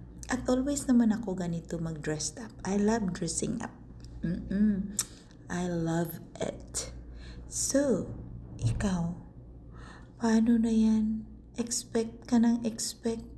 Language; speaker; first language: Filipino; non-native, local second language; Cebuano